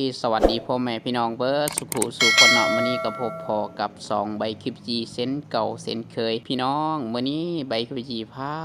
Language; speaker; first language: Thai; non-native, local second language; Northeastern Thai